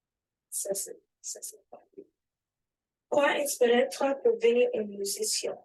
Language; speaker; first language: French; non-native, learner; English